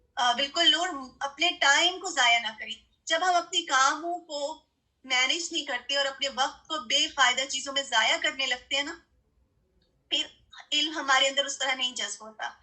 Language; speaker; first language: Urdu; native; Urdu